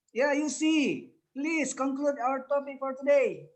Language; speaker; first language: English; non-native, learner; Indonesian